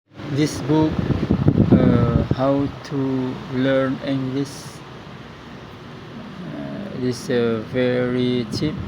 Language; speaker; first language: English; non-native, learner; Indonesian